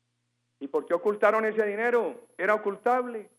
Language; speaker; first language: Spanish; native; Spanish